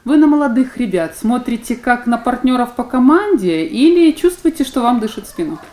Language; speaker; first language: Russian; native; Russian